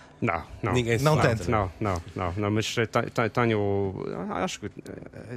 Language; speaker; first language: Portuguese; non-native, learner; English